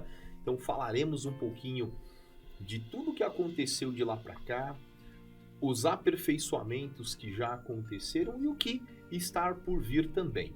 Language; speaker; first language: Portuguese; native; Portuguese